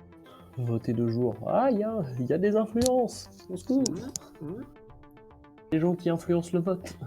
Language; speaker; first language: French; native; French